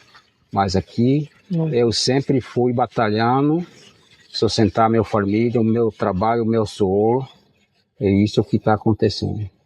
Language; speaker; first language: Portuguese; non-native, local second language; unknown